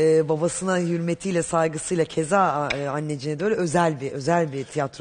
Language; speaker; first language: Turkish; native; Turkish